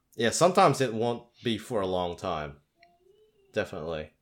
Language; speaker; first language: English; native; English